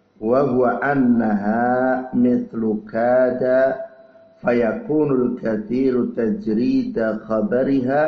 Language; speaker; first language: Arabic; non-native, fluent; Indonesian